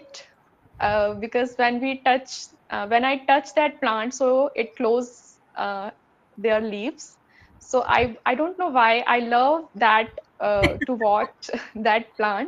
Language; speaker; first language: English; non-native, learner; Hindi